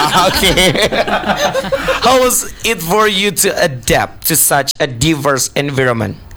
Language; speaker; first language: English; non-native, learner; Indonesian